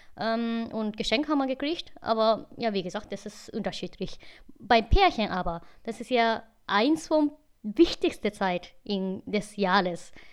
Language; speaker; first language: German; non-native, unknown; Japanese